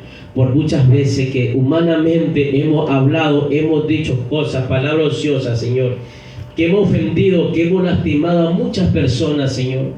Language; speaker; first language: Spanish; native; Spanish